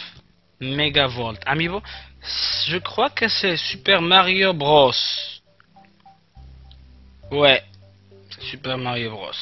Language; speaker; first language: French; non-native, fluent; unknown